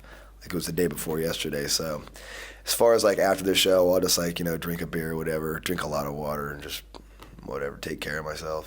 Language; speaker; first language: English; native; English